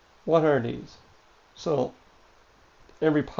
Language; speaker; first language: English; native; English